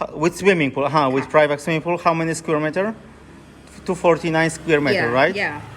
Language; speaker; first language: English; non-native, learner; Polish